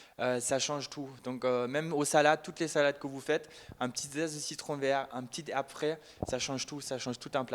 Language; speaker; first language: French; non-native, fluent; German